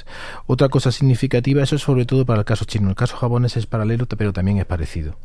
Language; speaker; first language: Spanish; native; Spanish